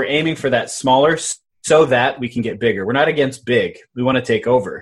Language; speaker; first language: English; native; English